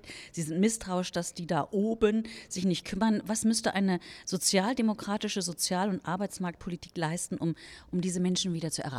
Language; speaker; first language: German; native; German